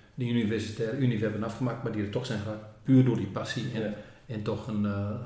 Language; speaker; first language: Dutch; native; Dutch